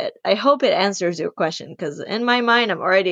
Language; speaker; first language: English; non-native, fluent; Portuguese